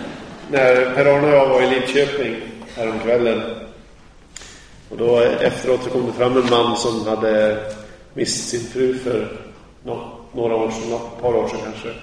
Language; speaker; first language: Swedish; native; Swedish